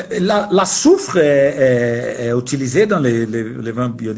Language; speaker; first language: French; non-native, learner; Portuguese